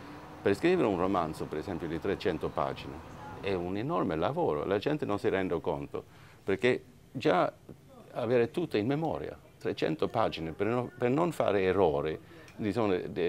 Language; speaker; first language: Italian; non-native, fluent; Swedish